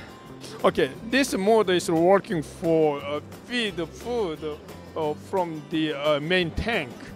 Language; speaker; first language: English; non-native, learner; Korean